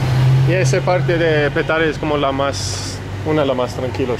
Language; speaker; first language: Spanish; non-native, learner; English